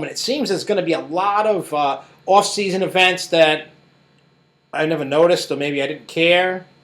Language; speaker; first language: English; native; English